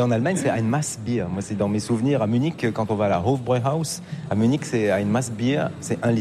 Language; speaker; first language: French; native; French